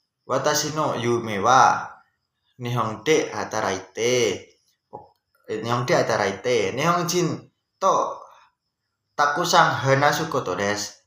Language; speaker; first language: Japanese; non-native, learner; Indonesian